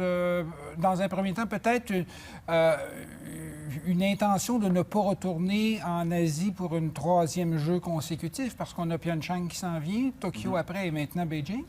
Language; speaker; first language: French; native; French